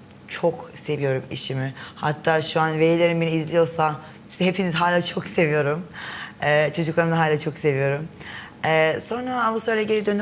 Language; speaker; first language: Turkish; early bilingual, heritage; Turkish